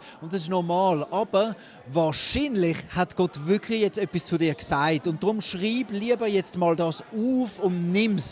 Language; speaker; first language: German; native; German